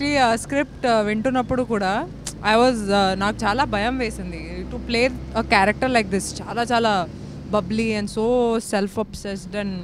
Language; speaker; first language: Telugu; non-native, fluent; Hindi